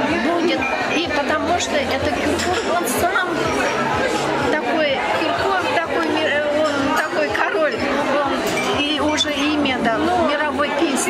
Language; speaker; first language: Russian; non-native, local second language; Kazakh